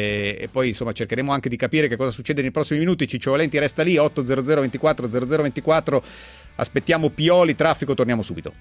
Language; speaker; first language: Italian; native; Italian